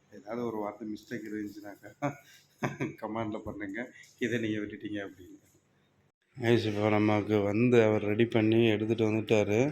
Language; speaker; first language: Tamil; native; Tamil